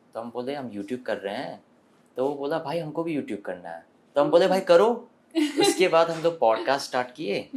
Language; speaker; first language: Hindi; early bilingual, other home language; Korean